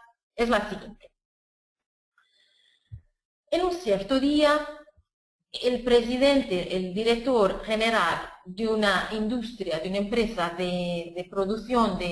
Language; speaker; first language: Spanish; non-native, fluent; Portuguese